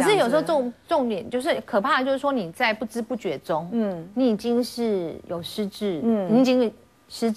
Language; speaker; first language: Chinese; native; Chinese